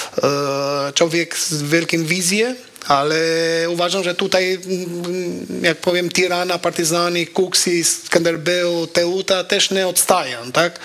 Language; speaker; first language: Polish; non-native, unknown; Albanian